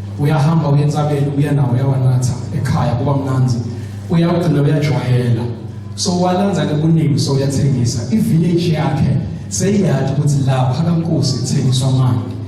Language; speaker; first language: Zulu; non-native, local second language; Swati